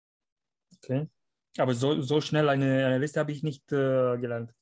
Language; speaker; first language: German; non-native, fluent; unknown